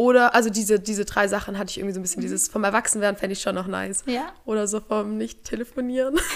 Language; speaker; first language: German; native; German